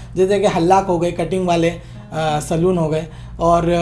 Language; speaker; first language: Hindi; non-native, local second language; Urdu